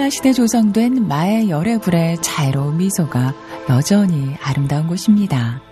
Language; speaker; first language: Korean; native; Korean